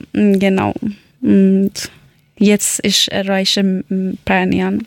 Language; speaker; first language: German; non-native, learner; Persian